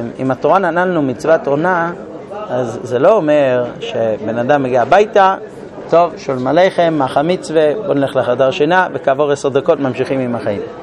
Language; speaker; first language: Hebrew; non-native, fluent; English